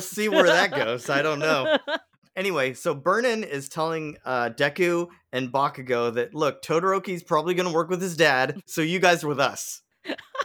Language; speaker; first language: English; native; English